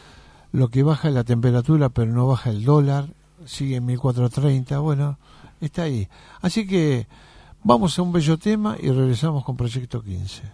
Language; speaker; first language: Spanish; native; Spanish